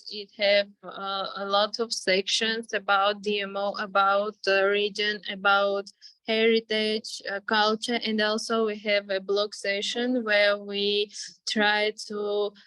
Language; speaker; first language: English; non-native, fluent; Armenian